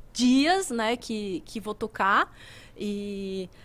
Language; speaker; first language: Portuguese; native; Portuguese